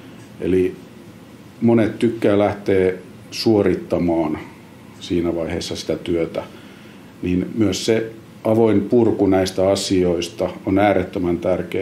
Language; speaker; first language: Finnish; native; Finnish